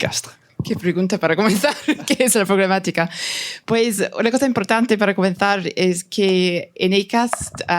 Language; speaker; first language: Spanish; non-native, fluent; French